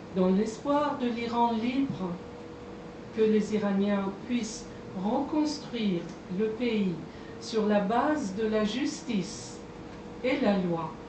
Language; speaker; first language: French; non-native, fluent; Persian